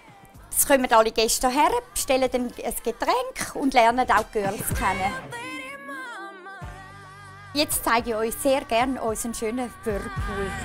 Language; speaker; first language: German; native; German